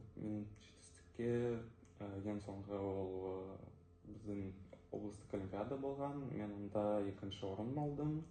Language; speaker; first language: Kazakh; non-native, local second language; Russian